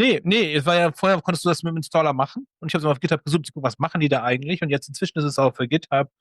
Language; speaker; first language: German; native; German